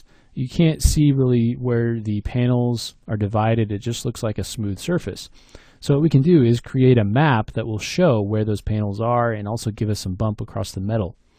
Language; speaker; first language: English; native; English